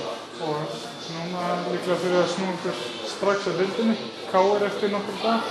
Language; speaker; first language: Icelandic; native; Icelandic